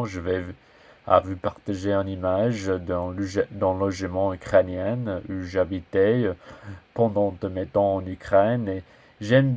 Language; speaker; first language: French; non-native, learner; English